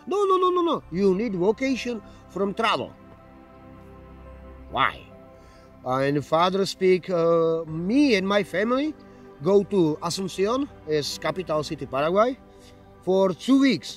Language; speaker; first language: English; non-native, learner; Slovak